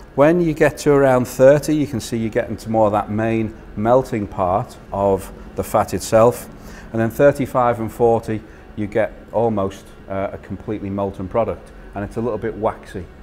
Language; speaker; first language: English; native; English